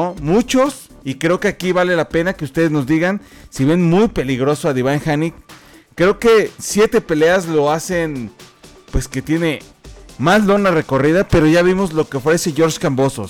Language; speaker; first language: Spanish; native; Spanish